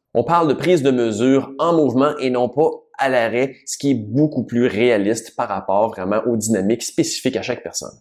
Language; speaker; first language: French; native; French